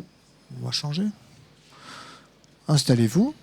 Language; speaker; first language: French; native; French